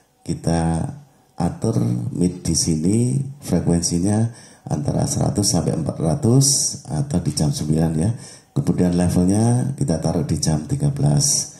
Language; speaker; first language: Indonesian; native; Indonesian